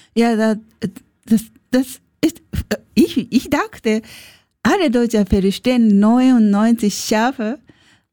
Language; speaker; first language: German; non-native, learner; Japanese